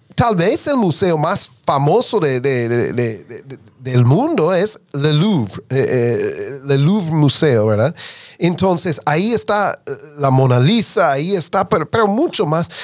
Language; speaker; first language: Spanish; non-native, fluent; English